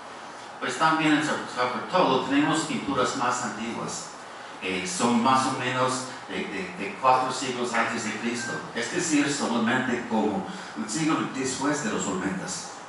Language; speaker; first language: Spanish; non-native, fluent; English